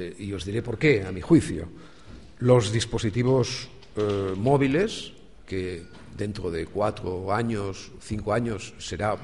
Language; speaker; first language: Spanish; native; Spanish